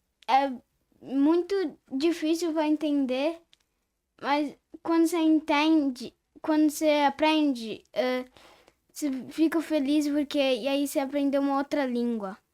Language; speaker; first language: Portuguese; early bilingual, heritage; Portuguese